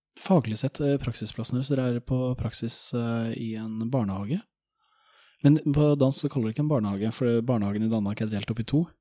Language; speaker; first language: Norwegian; native; Norwegian